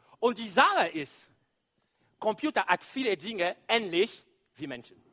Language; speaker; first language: German; non-native, fluent; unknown